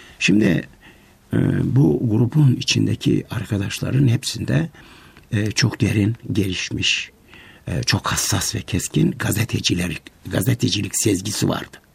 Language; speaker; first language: Turkish; native; Turkish